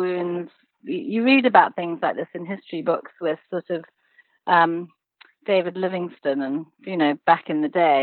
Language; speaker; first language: English; native; English